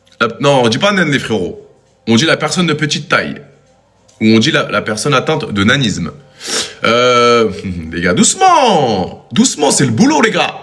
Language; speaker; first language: French; native; French